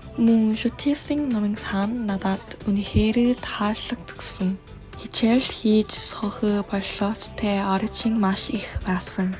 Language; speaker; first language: Mongolian; non-native, learner; Korean